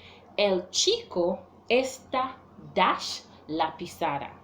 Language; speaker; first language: Spanish; non-native, fluent; English